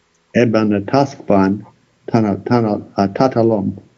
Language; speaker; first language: Hungarian; non-native, learner; English